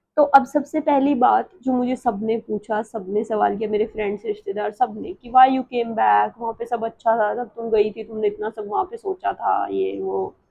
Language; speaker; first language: Hindi; native; Hindi